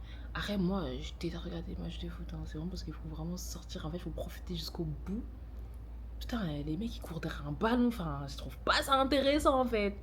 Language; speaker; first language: French; native; French